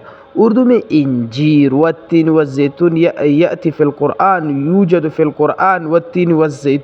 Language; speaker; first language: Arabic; non-native, learner; Pashto